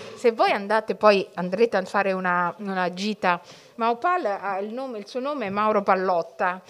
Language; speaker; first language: Italian; early bilingual, other home language; Somali